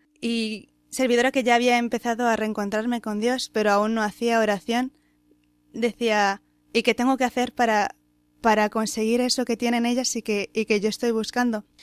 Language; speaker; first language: Spanish; native; Spanish